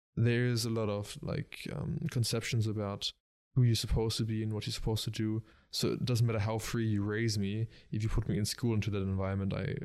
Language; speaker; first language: English; early bilingual, other home language; German